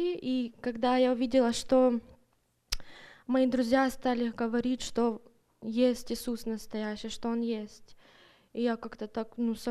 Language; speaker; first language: Russian; early bilingual, heritage; Russian